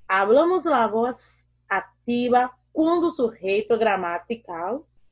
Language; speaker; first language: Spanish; non-native, learner; Portuguese